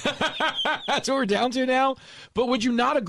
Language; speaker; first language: English; native; English